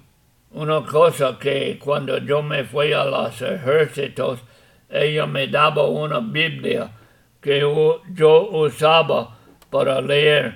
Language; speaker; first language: Spanish; non-native, fluent; English